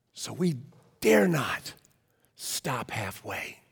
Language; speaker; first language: English; native; English